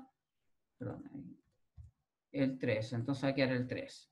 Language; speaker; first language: Spanish; native; Spanish